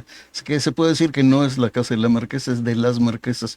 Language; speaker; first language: Spanish; native; Spanish